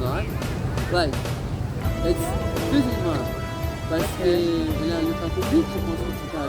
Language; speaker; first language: French; non-native, learner; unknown